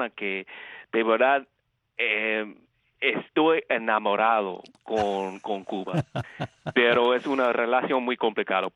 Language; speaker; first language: Spanish; early bilingual, heritage; Spanish